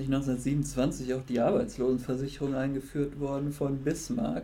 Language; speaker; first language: German; native; German